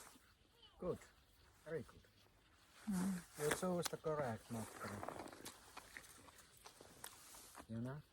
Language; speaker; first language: English; non-native, learner; Finnish